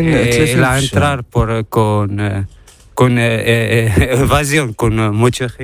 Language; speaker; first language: Spanish; non-native, learner; Arabic